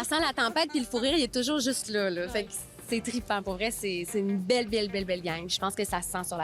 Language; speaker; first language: French; native; French